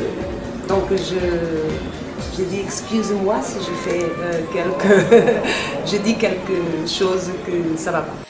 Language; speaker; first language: French; non-native, learner; Portuguese